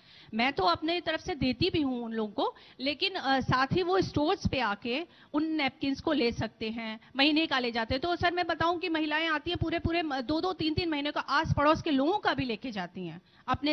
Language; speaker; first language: Hindi; native; Hindi